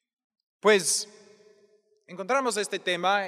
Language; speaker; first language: Spanish; non-native, fluent; English